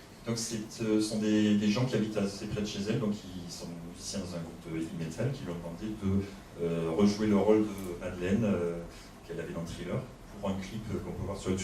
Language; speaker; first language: French; native; French